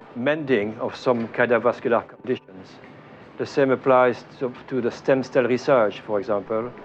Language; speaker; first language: English; non-native, fluent; French